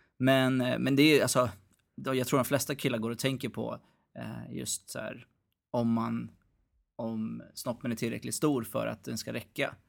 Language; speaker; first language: Swedish; early bilingual, other home language; Arabic